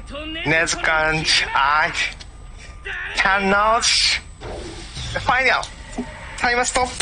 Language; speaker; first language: English; non-native, learner; Japanese